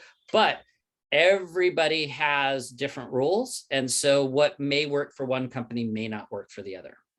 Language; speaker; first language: English; native; English